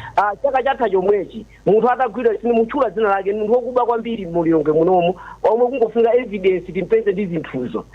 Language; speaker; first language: Nyanja; native; Nyanja